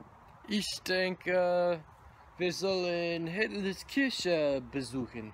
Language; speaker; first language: German; non-native, learner; English